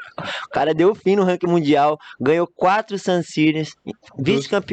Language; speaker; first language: Portuguese; native; Portuguese